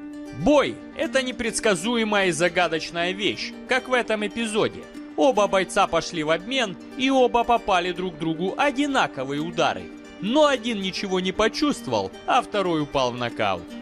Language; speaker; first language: Russian; native; Russian